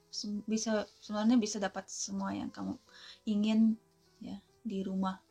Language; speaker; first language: Indonesian; non-native, fluent; Russian